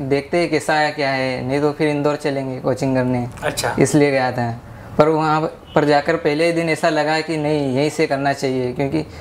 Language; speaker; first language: Hindi; native; Hindi